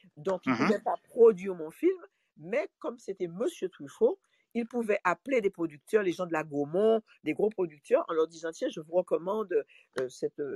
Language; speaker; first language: French; native; French